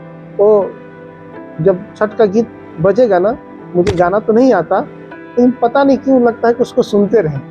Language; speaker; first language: Hindi; native; Hindi